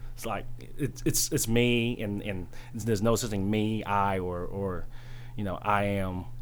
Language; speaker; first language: English; early bilingual, other home language; Chinese